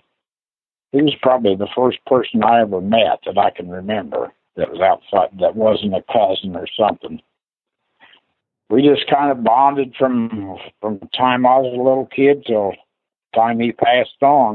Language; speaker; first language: English; native; English